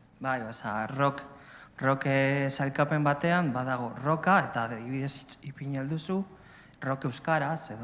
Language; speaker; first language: Basque; non-native, learner; Spanish